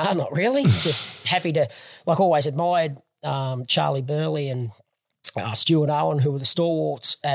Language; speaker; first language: English; native; English